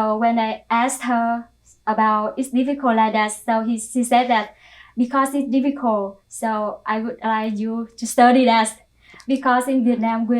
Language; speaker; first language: English; non-native, learner; Vietnamese